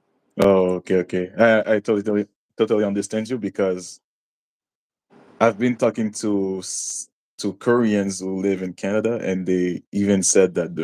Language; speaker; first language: English; non-native, local second language; French